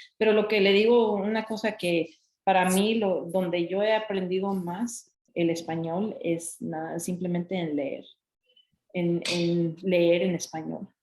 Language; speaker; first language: Spanish; early bilingual, heritage; Spanish